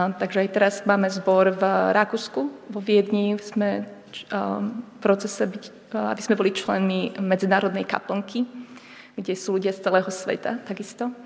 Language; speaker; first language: Slovak; native; Slovak